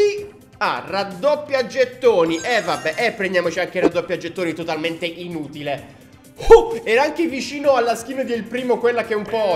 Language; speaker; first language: Italian; native; Italian